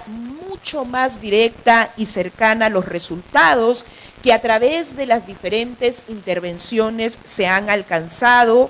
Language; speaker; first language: Spanish; native; Spanish